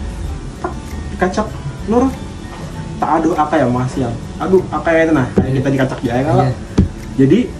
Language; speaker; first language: Indonesian; non-native, local second language; Banjar